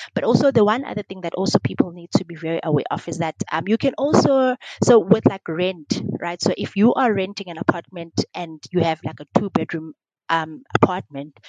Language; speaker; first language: English; non-native, local second language; Xhosa